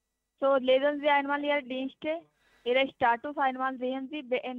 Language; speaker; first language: German; non-native, learner; Hindi